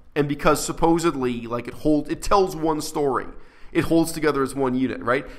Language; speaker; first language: English; native; English